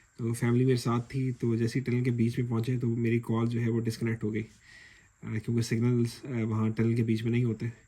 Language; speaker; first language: Urdu; native; Urdu